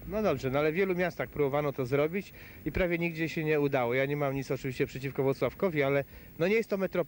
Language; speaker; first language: Polish; native; Polish